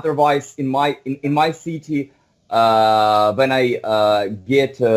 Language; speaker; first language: English; non-native, fluent; Russian